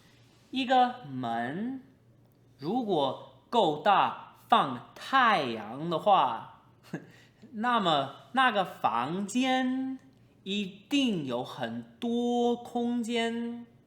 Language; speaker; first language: Chinese; non-native, fluent; English